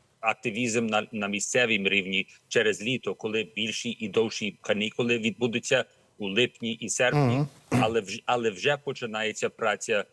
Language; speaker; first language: Ukrainian; early bilingual, heritage; Ukrainian